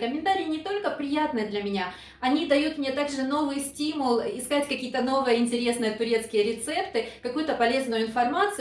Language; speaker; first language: Russian; native; Russian